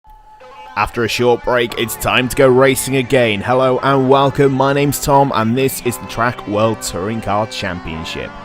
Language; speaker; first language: English; native; English